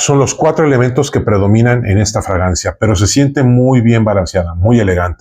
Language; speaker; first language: Spanish; native; Spanish